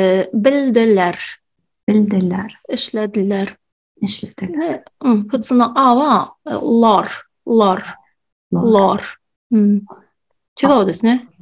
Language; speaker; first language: Japanese; non-native, fluent; Tatar